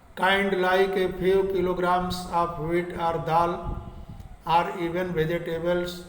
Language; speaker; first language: English; non-native, local second language; Hindi